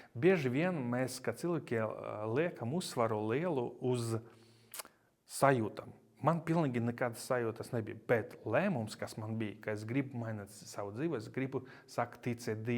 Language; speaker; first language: Latvian; non-native, local second language; Russian